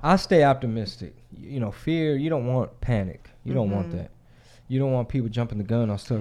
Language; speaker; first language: English; early bilingual, other home language; Spanish